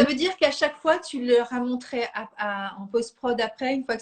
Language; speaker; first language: French; native; French